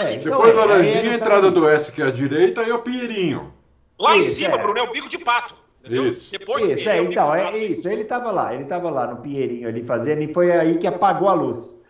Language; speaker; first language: Portuguese; native; Portuguese